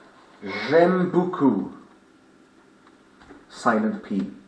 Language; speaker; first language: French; non-native, fluent; English